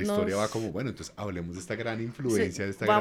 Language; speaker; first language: Spanish; native; Spanish